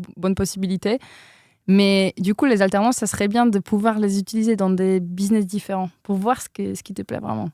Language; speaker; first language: French; non-native, fluent; Polish